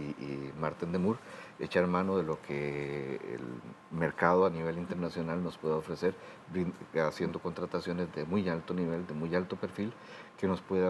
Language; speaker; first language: Spanish; native; Spanish